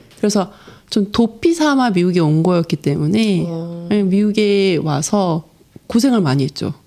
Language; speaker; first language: Korean; native; Korean